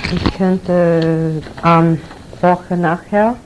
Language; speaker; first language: German; non-native, learner; English